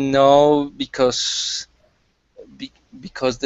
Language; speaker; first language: English; non-native, learner; Spanish